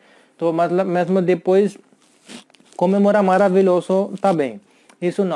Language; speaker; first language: Portuguese; non-native, learner; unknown